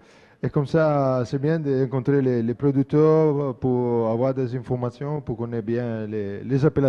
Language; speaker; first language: French; non-native, fluent; Italian